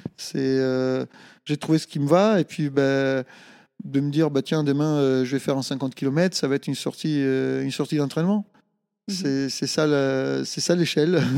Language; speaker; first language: French; non-native, fluent; Italian